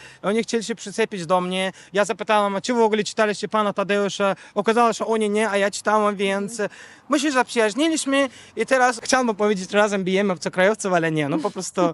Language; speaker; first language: Polish; non-native, fluent; Azerbaijani